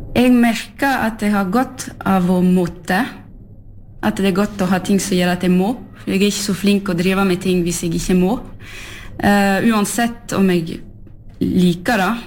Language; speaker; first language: Norwegian; early bilingual, heritage; French